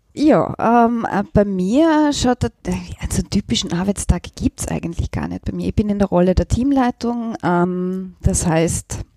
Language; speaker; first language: German; native; German